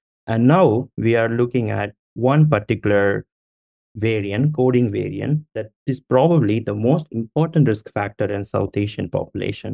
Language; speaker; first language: English; non-native, local second language; Tamil